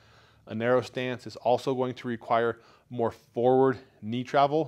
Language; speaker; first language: English; native; English